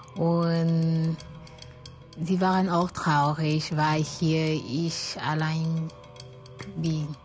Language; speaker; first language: German; non-native, learner; French